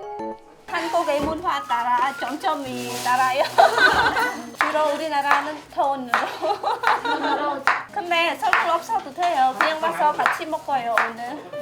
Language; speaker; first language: Korean; non-native, learner; Khmer